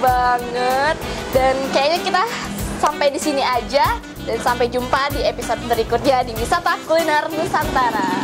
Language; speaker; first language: Indonesian; native; Indonesian